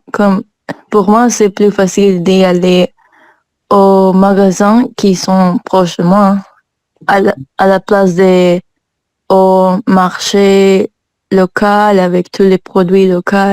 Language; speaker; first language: French; non-native, learner; English